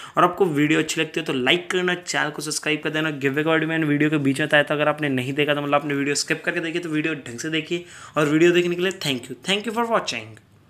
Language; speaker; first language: Hindi; native; Hindi